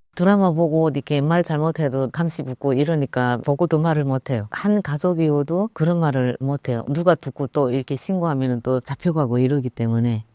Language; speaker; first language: Korean; native; Korean